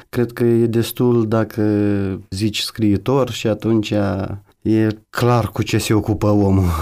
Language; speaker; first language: Romanian; native; Romanian